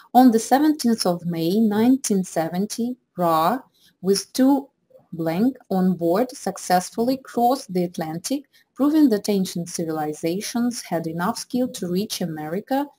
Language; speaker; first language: English; non-native, fluent; Russian